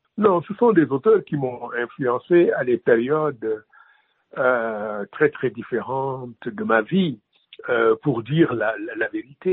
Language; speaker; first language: French; non-native, local second language; Wolof